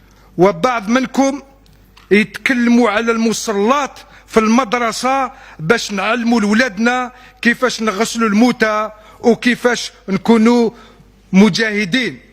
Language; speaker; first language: Arabic; non-native, local second language; Kabyle